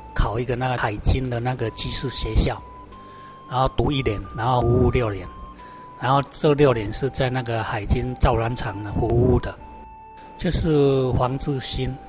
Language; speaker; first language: Chinese; native; Chinese